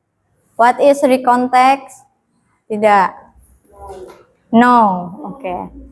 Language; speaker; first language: English; non-native, learner; Indonesian